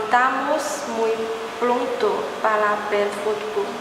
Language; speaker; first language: Spanish; non-native, learner; Chinese